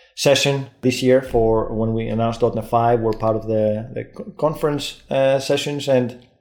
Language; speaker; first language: English; non-native, fluent; Greek